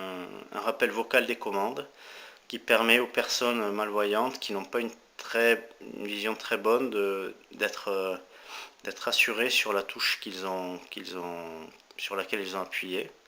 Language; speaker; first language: French; native; French